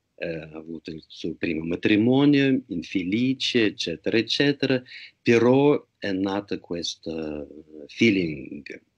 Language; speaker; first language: Italian; non-native, fluent; Russian